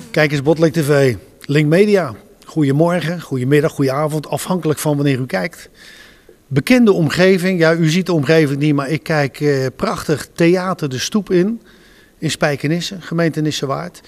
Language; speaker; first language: Dutch; native; Dutch